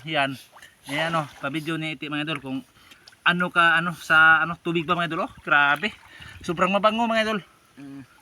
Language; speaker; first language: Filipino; non-native, local second language; Cebuano